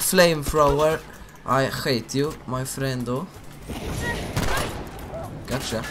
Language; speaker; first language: English; non-native, fluent; Swedish